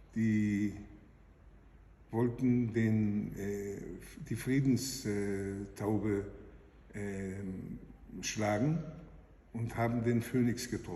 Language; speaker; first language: German; non-native, fluent; Hebrew